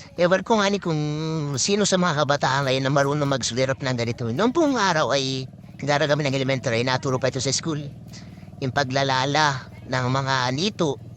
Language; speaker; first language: Filipino; native; Filipino